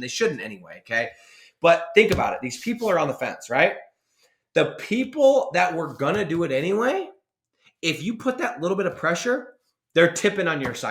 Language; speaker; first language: English; native; English